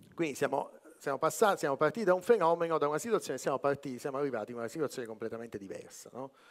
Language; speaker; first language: Italian; native; Italian